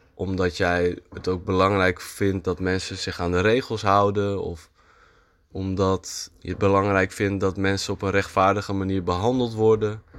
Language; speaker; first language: Dutch; native; Dutch